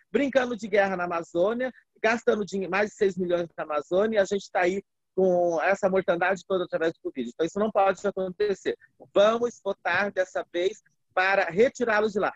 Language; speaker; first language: Portuguese; native; Portuguese